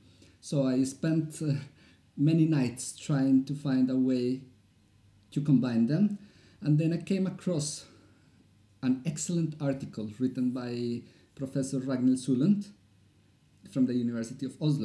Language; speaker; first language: English; non-native, fluent; Spanish